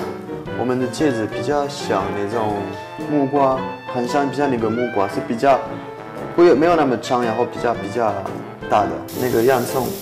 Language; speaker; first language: Chinese; non-native, fluent; French